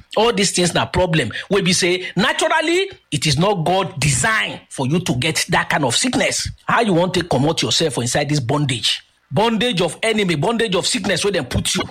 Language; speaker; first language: Nigerian Pidgin; native; Nigerian Pidgin